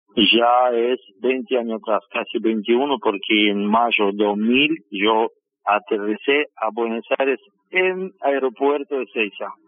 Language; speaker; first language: Spanish; non-native, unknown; Russian